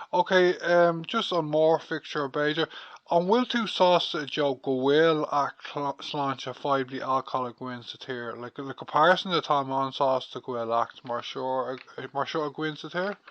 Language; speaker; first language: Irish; non-native, local second language; English